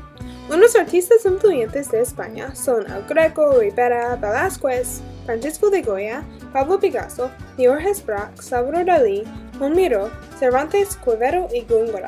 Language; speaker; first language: Spanish; non-native, learner; English